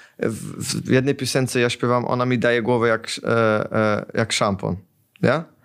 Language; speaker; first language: Polish; early bilingual, heritage; Polish